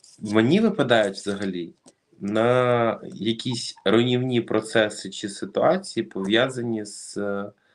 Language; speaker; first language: Ukrainian; non-native, local second language; Russian